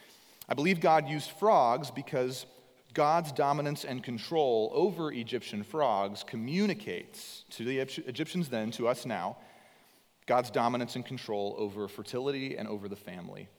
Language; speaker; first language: English; native; English